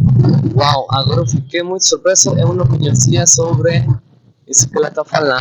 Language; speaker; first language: Portuguese; non-native, fluent; Spanish